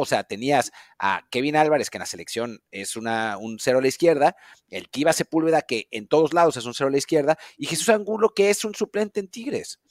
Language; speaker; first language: Spanish; native; Spanish